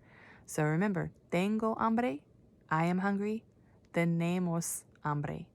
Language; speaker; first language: Spanish; non-native, fluent; English